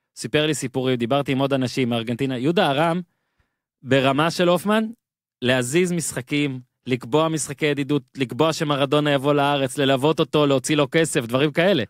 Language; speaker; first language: Hebrew; native; Hebrew